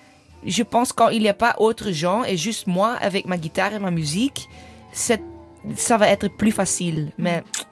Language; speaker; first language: French; non-native, learner; English